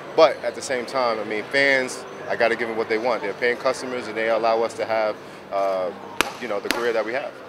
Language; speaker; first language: English; native; English